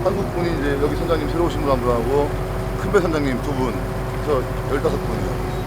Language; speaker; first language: Korean; native; Korean